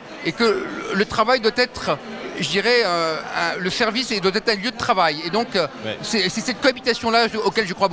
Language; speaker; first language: French; native; French